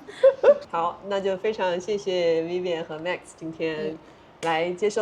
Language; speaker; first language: Chinese; native; Chinese